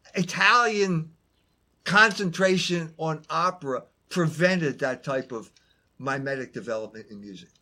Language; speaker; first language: English; native; English